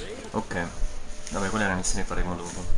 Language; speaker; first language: Italian; native; Italian